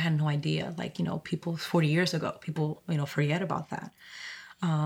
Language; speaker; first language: English; non-native, fluent; Spanish